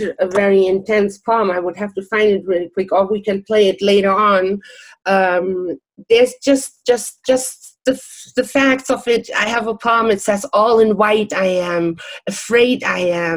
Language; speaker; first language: English; non-native, fluent; German